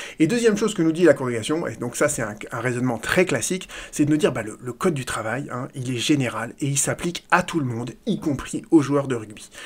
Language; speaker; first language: French; native; French